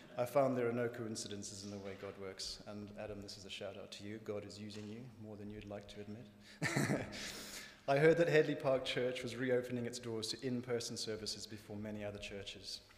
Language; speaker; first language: English; native; English